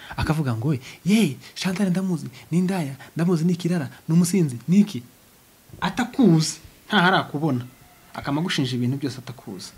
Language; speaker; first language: Kinyarwanda; native; Kinyarwanda